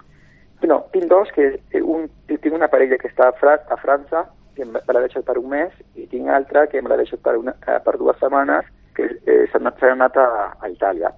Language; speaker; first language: Catalan; non-native, local second language; Spanish